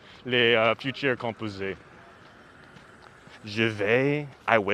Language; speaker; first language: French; non-native, learner; English